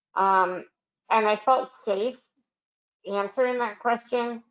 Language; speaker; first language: English; native; English